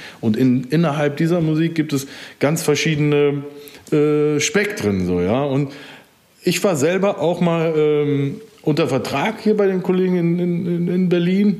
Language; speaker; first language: German; early bilingual, other home language; Turkish